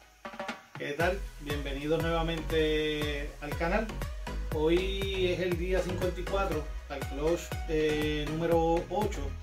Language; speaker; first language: Spanish; native; Spanish